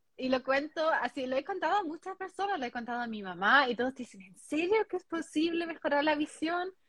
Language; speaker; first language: Spanish; non-native, fluent; German